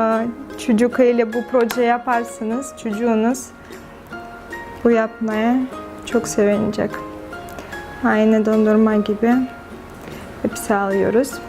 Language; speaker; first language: Turkish; non-native, fluent; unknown